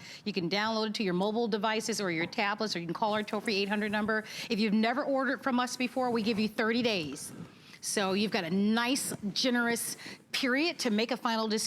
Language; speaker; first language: English; native; English